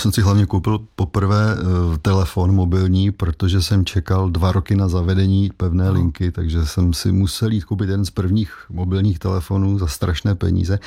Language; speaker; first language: Czech; native; Czech